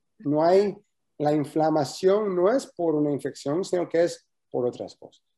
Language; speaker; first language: Spanish; early bilingual, heritage; Spanish